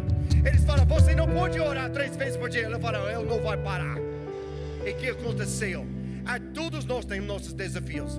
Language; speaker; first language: Portuguese; non-native, learner; English